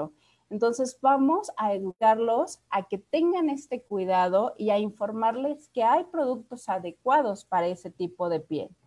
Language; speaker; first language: Spanish; native; Spanish